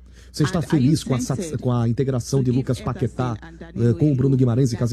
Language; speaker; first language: Portuguese; native; Portuguese